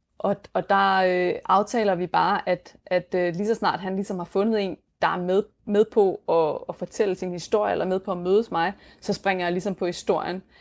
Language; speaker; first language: Danish; native; Danish